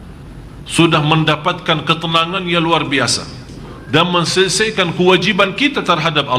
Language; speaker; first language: Indonesian; non-native, fluent; Arabic